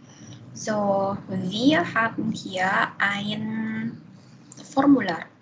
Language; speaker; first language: German; non-native, fluent; Indonesian